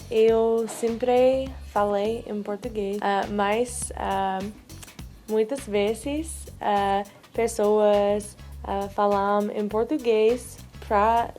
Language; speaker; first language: Portuguese; non-native, learner; English